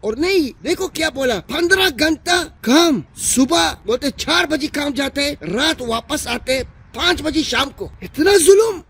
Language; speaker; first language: Hindi; non-native, learner; Arabic